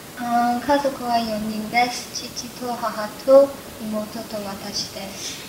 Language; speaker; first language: Japanese; non-native, learner; English